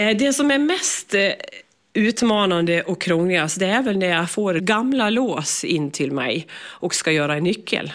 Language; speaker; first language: Swedish; native; Swedish